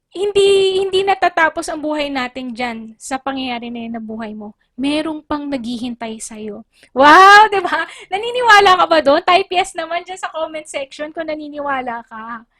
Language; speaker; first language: Filipino; native; Filipino